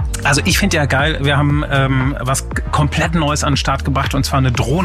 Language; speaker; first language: German; native; German